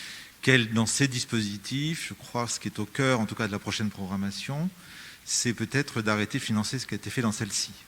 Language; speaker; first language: French; native; French